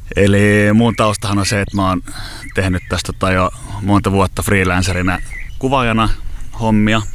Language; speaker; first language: Finnish; native; Finnish